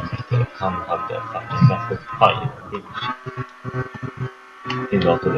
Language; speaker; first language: Swedish; native; Swedish